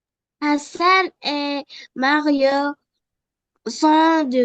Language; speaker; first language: French; non-native, learner; Arabic